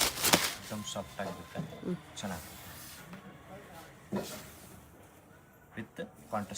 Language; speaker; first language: Kannada; non-native, local second language; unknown